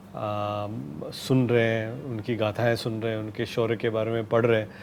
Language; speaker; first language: Hindi; non-native, local second language; Marathi